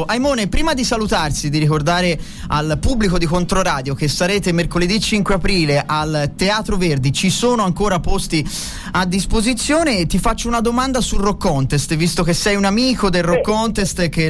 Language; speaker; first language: Italian; native; Italian